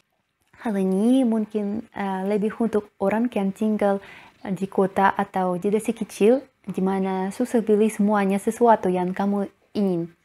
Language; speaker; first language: Indonesian; non-native, learner; Russian